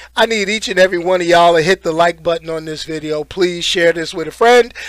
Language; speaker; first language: English; native; English